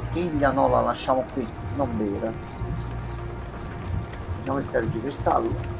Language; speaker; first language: Italian; native; Italian